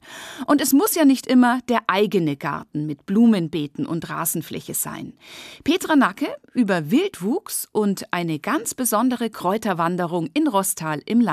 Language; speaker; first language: German; native; German